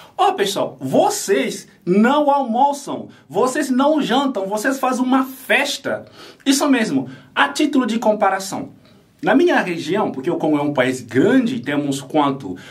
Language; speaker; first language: Portuguese; non-native, fluent; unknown